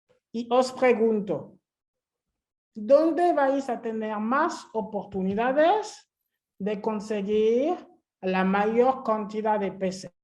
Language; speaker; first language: Spanish; non-native, fluent; French